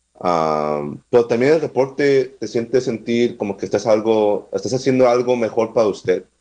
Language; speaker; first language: Spanish; non-native, fluent; English